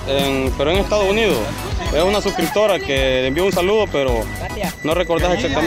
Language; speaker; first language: Spanish; native; Spanish